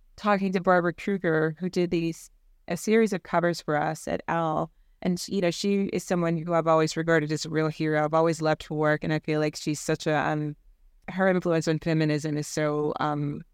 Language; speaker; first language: English; native; English